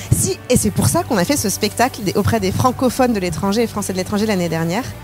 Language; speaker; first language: French; native; French